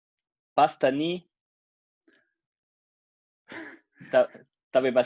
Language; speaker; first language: Japanese; non-native, learner; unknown